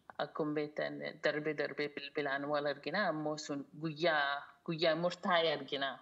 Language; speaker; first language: Oromo; early bilingual, heritage; Oromo